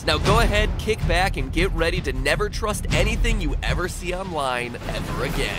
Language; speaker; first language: English; native; English